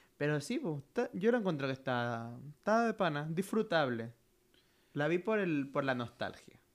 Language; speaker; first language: Spanish; native; Spanish